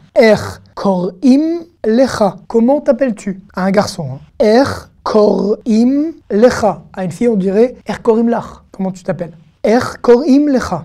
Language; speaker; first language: French; native; French